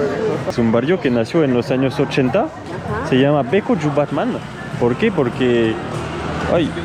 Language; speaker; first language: Spanish; non-native, fluent; French